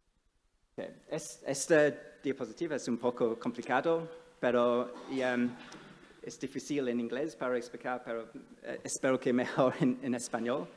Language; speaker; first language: Spanish; non-native, fluent; English